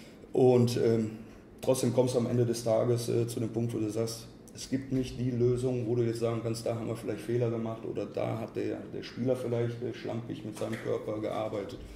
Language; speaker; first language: German; native; German